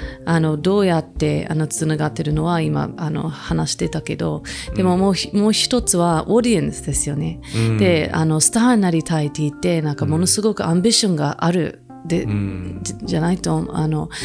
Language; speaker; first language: Japanese; non-native, fluent; English